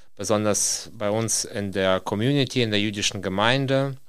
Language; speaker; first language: German; non-native, fluent; Russian